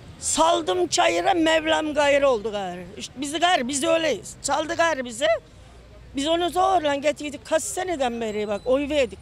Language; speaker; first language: Turkish; native; Turkish